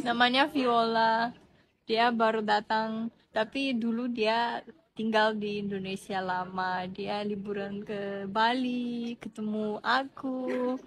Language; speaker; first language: Indonesian; non-native, learner; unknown